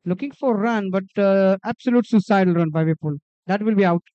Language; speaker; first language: English; non-native, local second language; Marathi